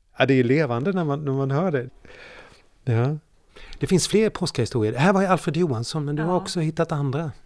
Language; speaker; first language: Swedish; native; Swedish